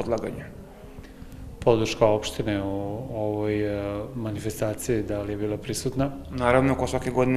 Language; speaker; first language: Serbian; native; Serbian